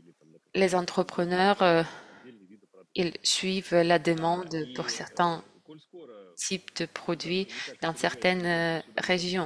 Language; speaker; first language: French; non-native, fluent; Russian